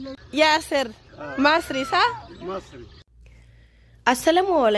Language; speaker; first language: Arabic; non-native, learner; Bangla